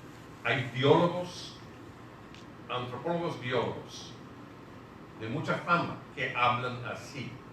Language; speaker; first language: Spanish; non-native, fluent; English